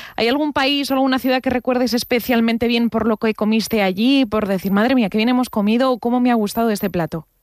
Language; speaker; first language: Spanish; native; Spanish